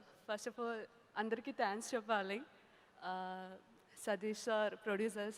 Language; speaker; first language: Telugu; non-native, learner; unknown